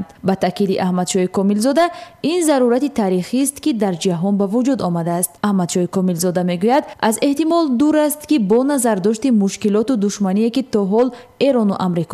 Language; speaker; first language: Tajik; native; Tajik